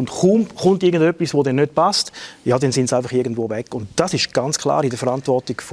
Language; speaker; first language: German; native; German